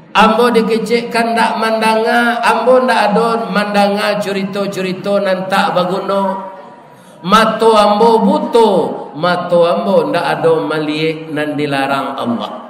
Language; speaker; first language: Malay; non-native, local second language; Minangkabau